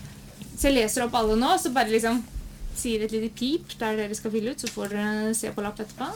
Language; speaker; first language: Norwegian; native; Norwegian